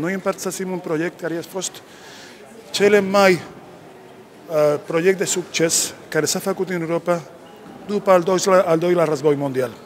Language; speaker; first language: Romanian; non-native, learner; Spanish